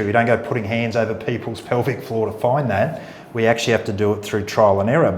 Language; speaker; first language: English; native; English